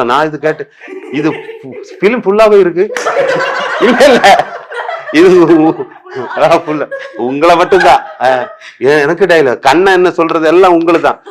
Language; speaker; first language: Tamil; non-native, learner; Malayalam